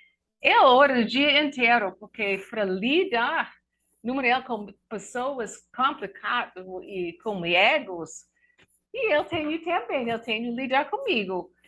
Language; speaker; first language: Portuguese; non-native, learner; English